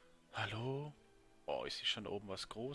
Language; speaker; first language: German; native; German